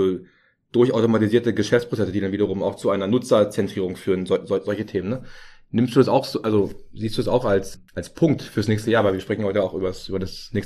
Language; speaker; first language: German; native; German